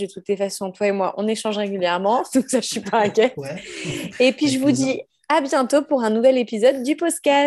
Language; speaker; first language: French; native; French